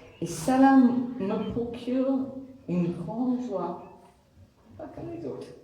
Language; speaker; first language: French; non-native, learner; English